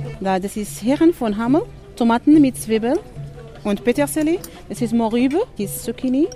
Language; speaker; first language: German; non-native, learner; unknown